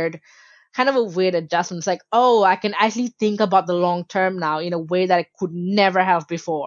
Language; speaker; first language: English; non-native, local second language; Bangla